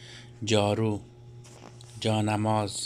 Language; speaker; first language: Persian; non-native, fluent; Urdu